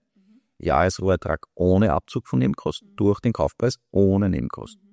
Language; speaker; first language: German; native; German